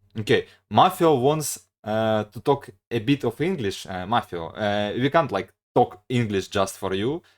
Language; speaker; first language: English; non-native, learner; Ukrainian